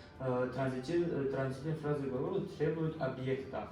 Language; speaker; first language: Russian; non-native, local second language; Tajik